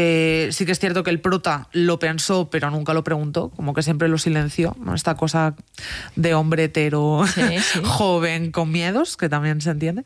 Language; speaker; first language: Spanish; native; Spanish